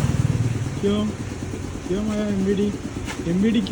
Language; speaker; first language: Hindi; non-native, local second language; Malayalam